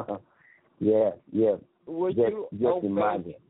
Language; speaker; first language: English; non-native, local second language; Akan